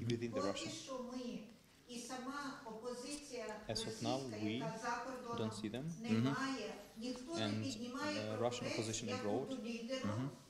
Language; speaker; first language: Ukrainian; native; Ukrainian